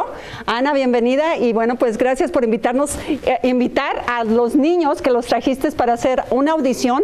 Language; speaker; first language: Spanish; native; Spanish